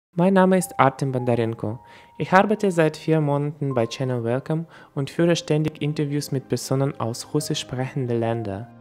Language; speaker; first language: German; non-native, fluent; Russian